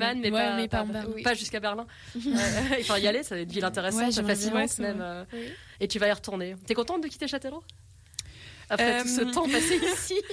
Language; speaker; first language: French; native; French